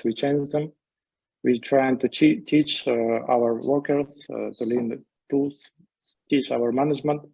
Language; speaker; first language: English; non-native, learner; Ukrainian